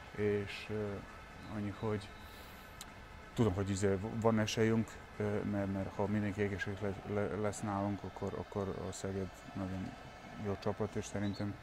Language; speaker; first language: Hungarian; non-native, fluent; Serbian